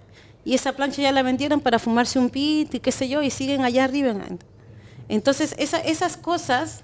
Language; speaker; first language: Spanish; native; Spanish